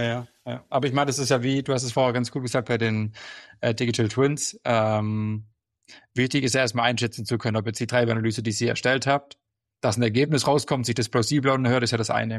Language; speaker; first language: German; native; German